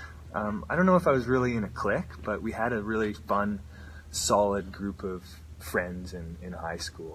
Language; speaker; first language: English; native; English